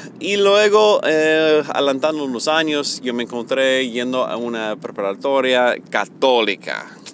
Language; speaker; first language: Spanish; early bilingual, heritage; Spanish